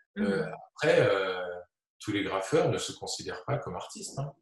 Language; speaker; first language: French; native; French